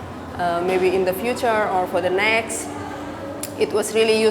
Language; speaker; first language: English; non-native, learner; Indonesian